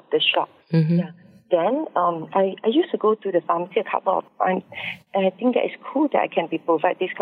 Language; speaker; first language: English; non-native, local second language; Min Nan Chinese